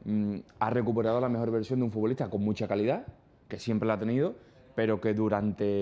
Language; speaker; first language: Spanish; native; Spanish